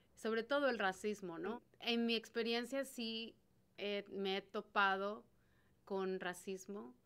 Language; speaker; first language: Spanish; native; Spanish